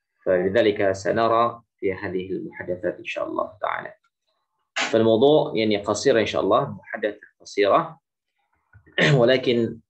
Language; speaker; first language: Arabic; non-native, fluent; Indonesian